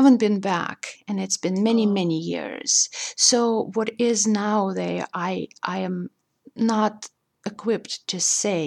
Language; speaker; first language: English; non-native, fluent; Russian